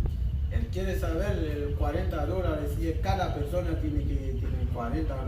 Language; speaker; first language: Spanish; non-native, learner; Haitian Creole